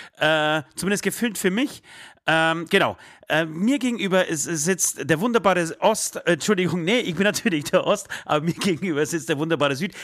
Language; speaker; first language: German; early bilingual, other home language; Polish